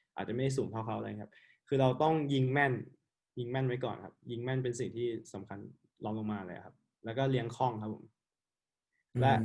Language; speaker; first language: Thai; native; Thai